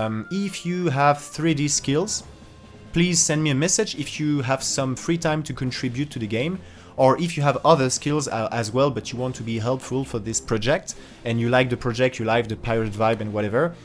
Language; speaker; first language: English; non-native, fluent; French